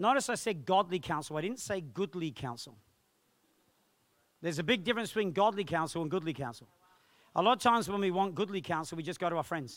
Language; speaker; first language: English; native; English